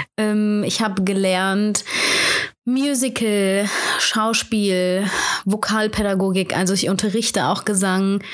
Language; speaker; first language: German; native; German